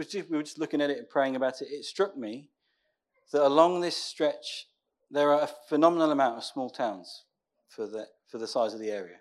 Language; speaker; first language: English; native; English